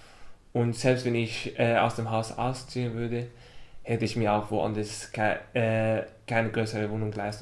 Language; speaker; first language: German; early bilingual, other home language; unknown